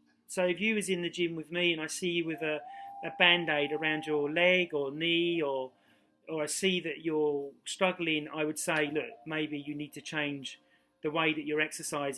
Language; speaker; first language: English; native; English